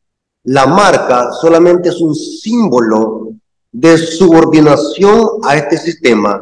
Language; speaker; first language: Spanish; native; Spanish